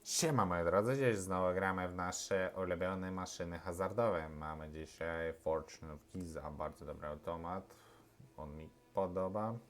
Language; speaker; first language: Polish; non-native, learner; Russian